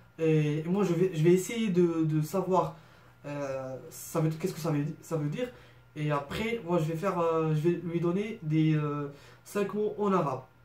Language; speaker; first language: French; non-native, local second language; Arabic